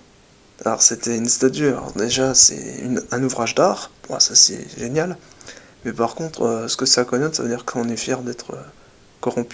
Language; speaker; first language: French; native; French